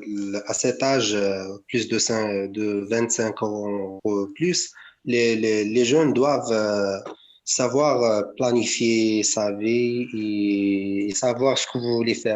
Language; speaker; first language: French; non-native, learner; Arabic